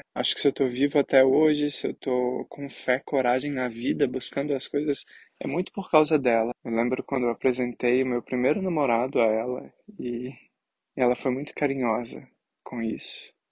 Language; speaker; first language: Portuguese; native; Portuguese